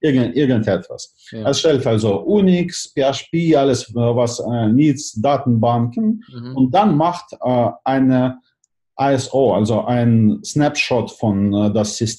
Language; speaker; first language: German; non-native, fluent; Russian